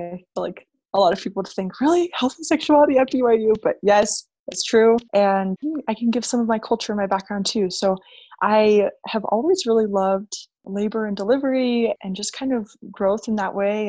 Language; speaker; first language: English; native; English